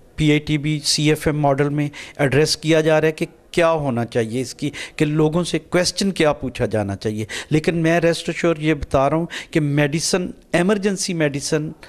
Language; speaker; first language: Urdu; non-native, local second language; Punjabi